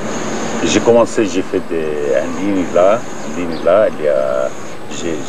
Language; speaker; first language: French; non-native, fluent; Arabic